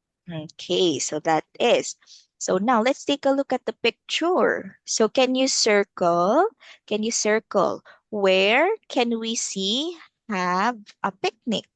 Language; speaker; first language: English; non-native, local second language; Filipino